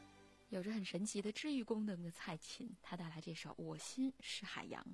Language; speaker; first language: Chinese; native; Chinese